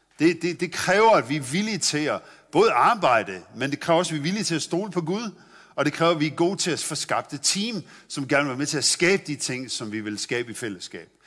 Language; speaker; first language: Danish; native; Danish